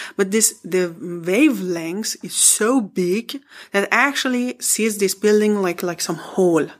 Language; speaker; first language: English; non-native, fluent; Persian